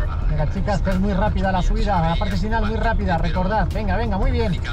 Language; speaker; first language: Spanish; native; Spanish